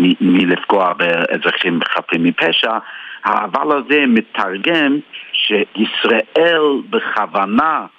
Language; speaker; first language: Hebrew; non-native, fluent; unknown